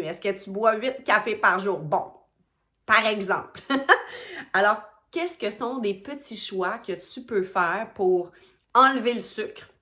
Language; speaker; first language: French; native; French